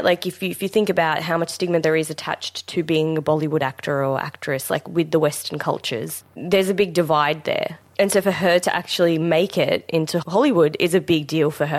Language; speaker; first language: English; non-native, local second language; Memoni